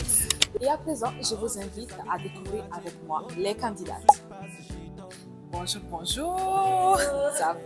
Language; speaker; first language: French; native; French